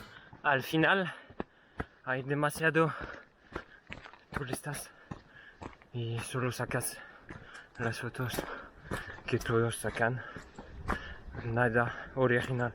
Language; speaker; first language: Spanish; non-native, learner; French